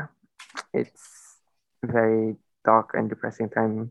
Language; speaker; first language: English; non-native, local second language; Malay